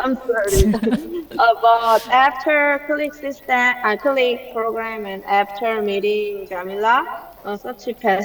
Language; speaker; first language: English; non-native, learner; Korean